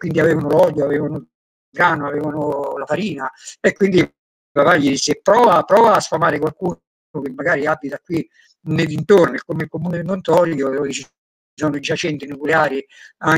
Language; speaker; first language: Italian; native; Italian